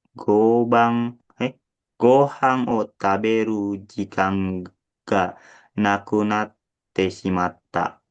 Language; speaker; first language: Japanese; non-native, learner; Indonesian